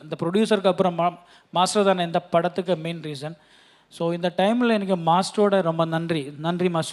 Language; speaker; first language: Tamil; non-native, learner; Malayalam